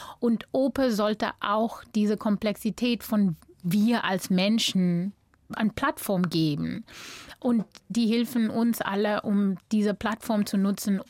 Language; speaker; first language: German; non-native, fluent; English